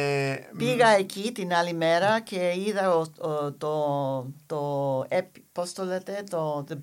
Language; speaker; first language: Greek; non-native, learner; English